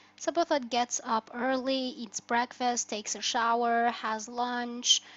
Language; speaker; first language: English; non-native, fluent; Albanian